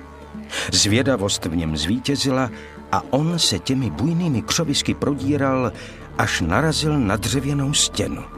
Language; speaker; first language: Czech; native; Czech